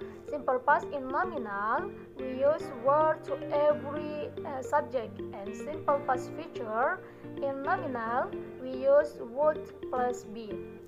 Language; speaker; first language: English; non-native, learner; Indonesian